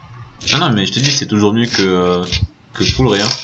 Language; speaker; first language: French; native; French